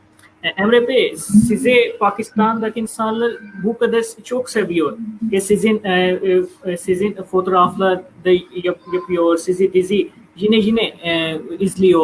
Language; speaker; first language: Turkish; non-native, fluent; Urdu